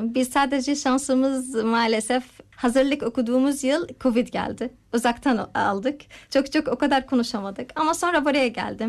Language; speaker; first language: Turkish; non-native, learner; Arabic